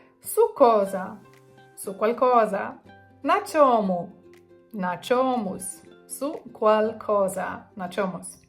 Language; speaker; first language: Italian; non-native, fluent; Ukrainian